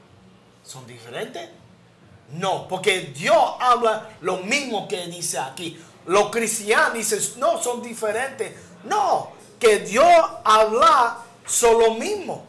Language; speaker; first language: Spanish; non-native, learner; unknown